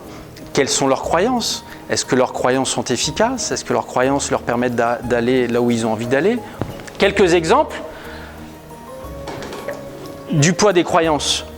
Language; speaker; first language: French; native; French